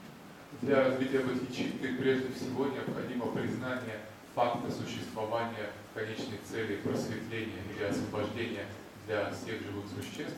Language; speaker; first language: Russian; native; Russian